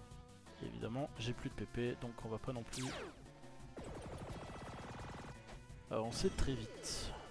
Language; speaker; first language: French; native; French